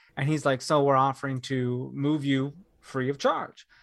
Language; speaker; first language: English; native; English